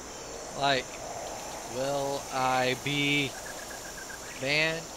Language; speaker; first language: English; native; English